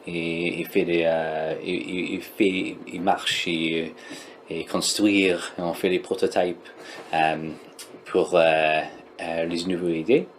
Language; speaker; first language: French; non-native, learner; English